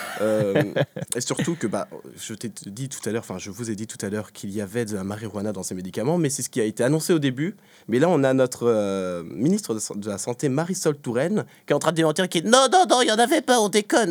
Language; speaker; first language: French; native; French